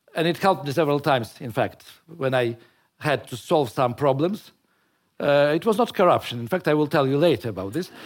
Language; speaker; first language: English; non-native, fluent; Russian